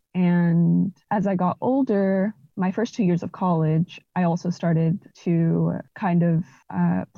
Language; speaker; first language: English; native; English